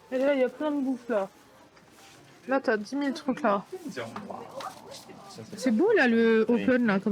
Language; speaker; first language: French; native; French